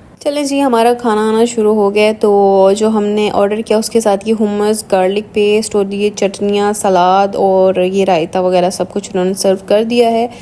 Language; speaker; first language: Urdu; native; Urdu